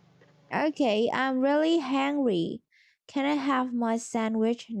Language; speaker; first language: English; non-native, learner; Vietnamese